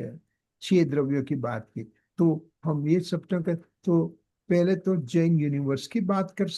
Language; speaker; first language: Hindi; non-native, local second language; Gujarati